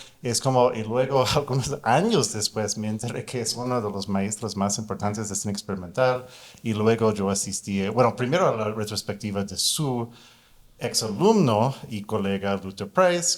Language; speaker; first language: Spanish; non-native, fluent; English